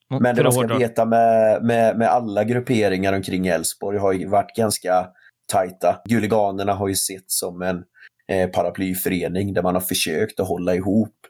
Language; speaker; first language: Swedish; native; Swedish